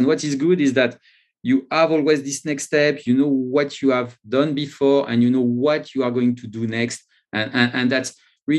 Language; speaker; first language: English; non-native, fluent; French